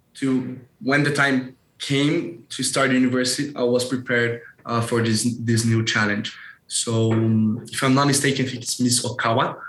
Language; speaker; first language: English; non-native, fluent; Portuguese